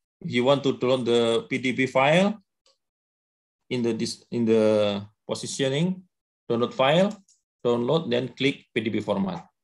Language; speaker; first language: English; non-native, learner; Indonesian